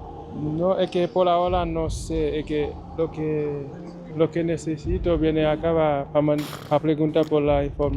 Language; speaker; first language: Spanish; non-native, learner; Haitian Creole